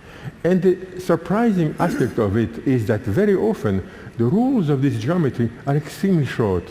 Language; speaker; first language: English; non-native, fluent; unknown